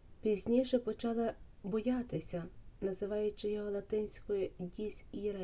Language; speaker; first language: Ukrainian; native; Ukrainian